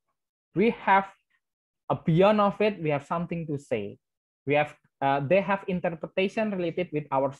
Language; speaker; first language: English; non-native, learner; Indonesian